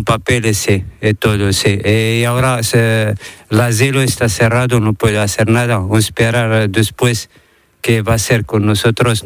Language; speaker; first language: Spanish; non-native, learner; Arabic